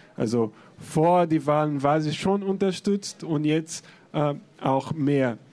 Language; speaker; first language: German; non-native, fluent; Portuguese